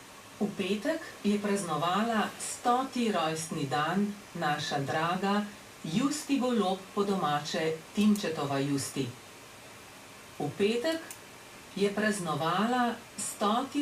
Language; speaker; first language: Slovenian; native; Slovenian